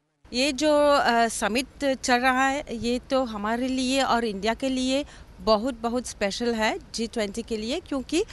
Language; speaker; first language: Hindi; non-native, fluent; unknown